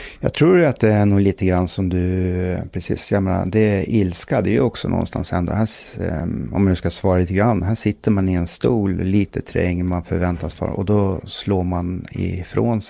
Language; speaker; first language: Swedish; native; Swedish